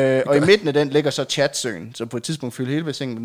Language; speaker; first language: Danish; native; Danish